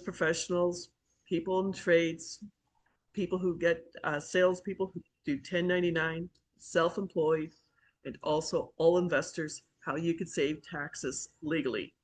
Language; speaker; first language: English; native; English